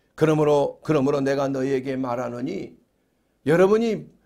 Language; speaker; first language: Korean; native; Korean